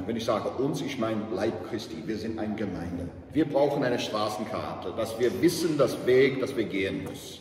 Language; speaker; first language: German; non-native, learner; English